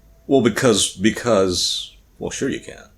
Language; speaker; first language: English; native; English